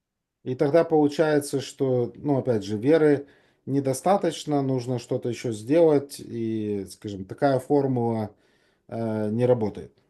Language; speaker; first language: Russian; native; Russian